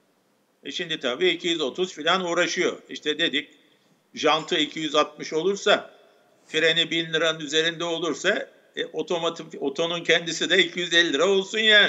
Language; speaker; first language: Turkish; native; Turkish